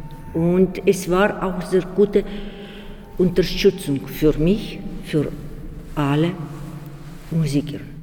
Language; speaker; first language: German; non-native, learner; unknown